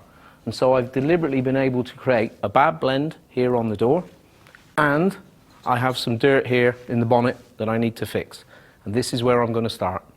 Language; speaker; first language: English; native; English